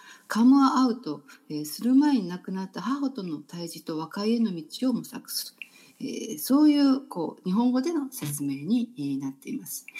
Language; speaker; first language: Japanese; native; Japanese